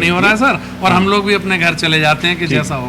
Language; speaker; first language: Hindi; native; Hindi